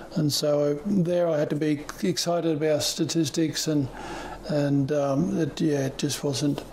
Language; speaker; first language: English; native; English